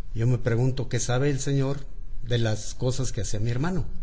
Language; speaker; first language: Spanish; native; Spanish